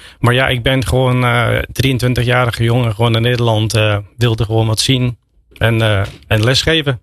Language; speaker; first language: Dutch; non-native, fluent; English